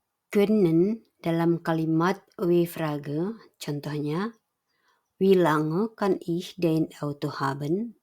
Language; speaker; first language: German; non-native, fluent; Indonesian